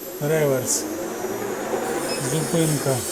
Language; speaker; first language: Ukrainian; native; Ukrainian